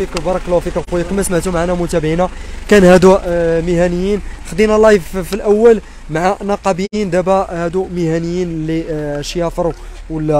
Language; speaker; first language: Arabic; native; Arabic